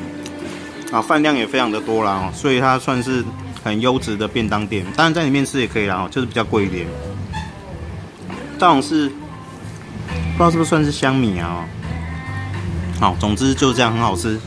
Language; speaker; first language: Chinese; native; Chinese